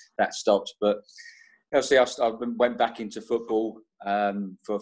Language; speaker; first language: English; native; English